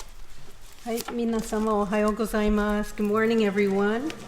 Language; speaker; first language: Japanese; non-native, learner; English